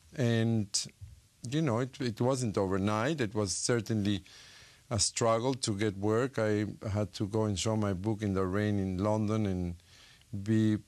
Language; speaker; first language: English; non-native, fluent; Spanish